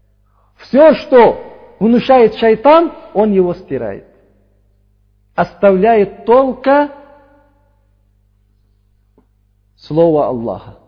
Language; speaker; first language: Russian; non-native, learner; Uzbek